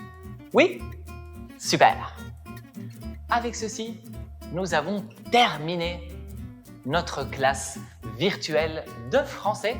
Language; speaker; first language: French; non-native, fluent; Spanish